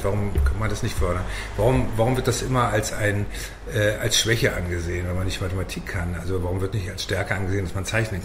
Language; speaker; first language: German; native; German